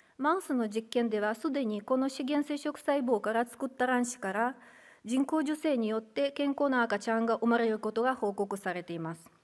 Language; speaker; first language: Japanese; non-native, fluent; Russian